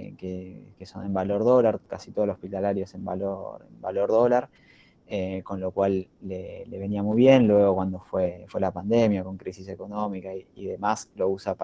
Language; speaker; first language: Spanish; native; Spanish